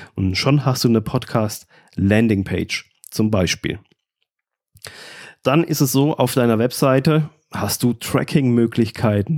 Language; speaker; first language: German; native; German